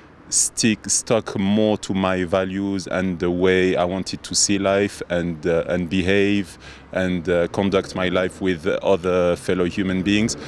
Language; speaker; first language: English; non-native, fluent; French